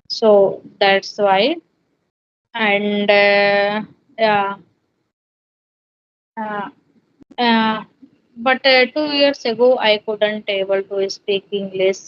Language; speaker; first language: English; non-native, learner; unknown